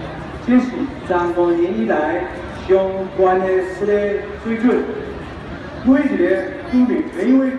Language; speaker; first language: Chinese; non-native, local second language; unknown